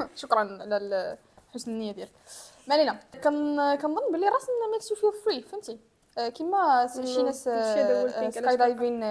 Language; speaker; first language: Arabic; native; Arabic